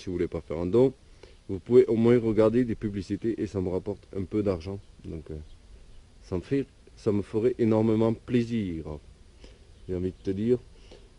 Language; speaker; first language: French; native; French